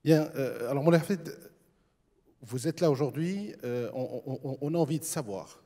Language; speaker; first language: French; non-native, local second language; Arabic